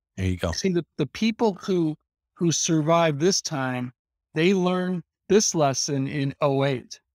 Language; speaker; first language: English; native; English